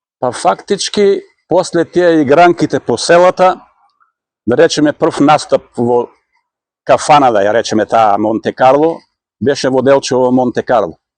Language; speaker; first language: Macedonian; native; Macedonian